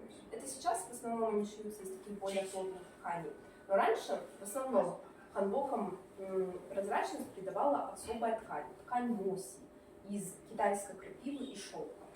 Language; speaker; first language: Russian; native; Russian